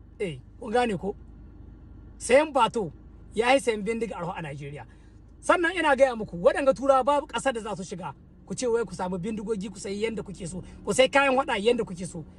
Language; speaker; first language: Hausa; native; Hausa